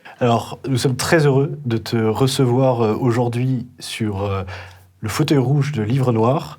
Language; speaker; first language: French; native; French